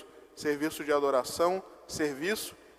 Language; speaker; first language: Portuguese; native; Portuguese